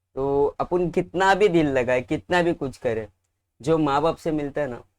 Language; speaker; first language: Hindi; non-native, local second language; Marathi